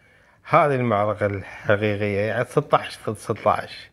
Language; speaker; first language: Arabic; native; Arabic